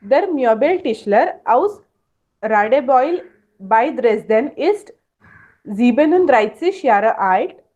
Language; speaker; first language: German; non-native, fluent; Hindi